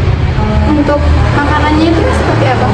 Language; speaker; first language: Indonesian; native; Indonesian